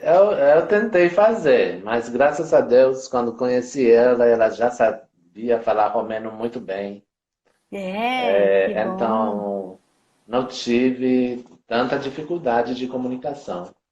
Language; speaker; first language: Portuguese; non-native, fluent; Romanian